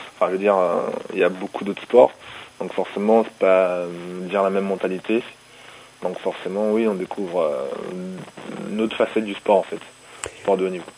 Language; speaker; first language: French; early bilingual, other home language; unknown